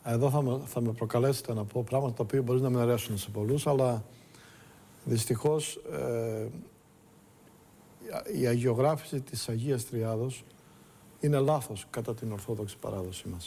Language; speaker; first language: Greek; native; Greek